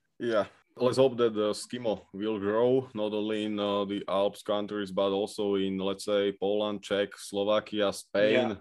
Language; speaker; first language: English; non-native, fluent; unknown